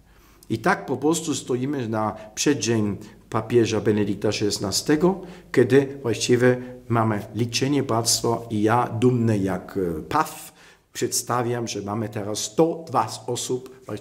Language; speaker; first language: Polish; non-native, fluent; German